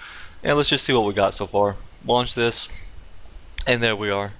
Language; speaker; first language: English; native; English